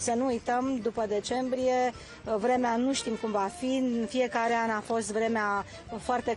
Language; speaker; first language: Romanian; native; Romanian